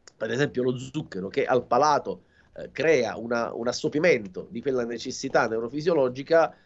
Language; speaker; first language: Italian; native; Italian